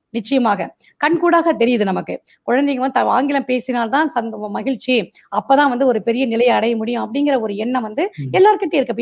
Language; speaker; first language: Tamil; non-native, local second language; Marathi